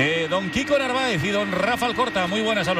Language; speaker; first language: Spanish; native; Spanish